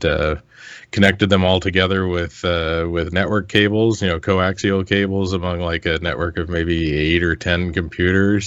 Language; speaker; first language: English; native; English